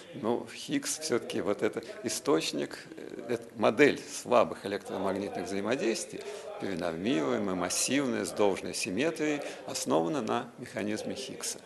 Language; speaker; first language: Russian; native; Russian